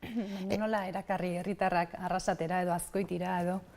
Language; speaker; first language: Basque; native; Basque